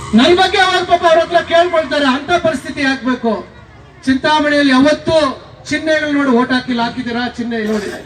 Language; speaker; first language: Kannada; native; Kannada